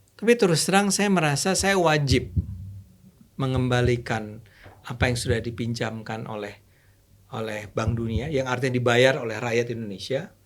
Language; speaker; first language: Indonesian; native; Indonesian